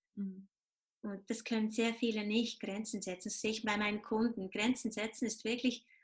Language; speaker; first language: German; native; German